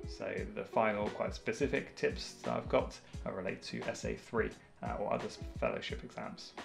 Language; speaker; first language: English; native; English